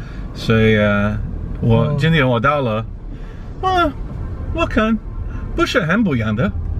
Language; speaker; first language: Chinese; non-native, learner; English